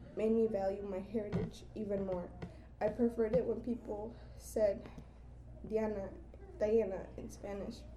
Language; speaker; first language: English; early bilingual, other home language; Spanish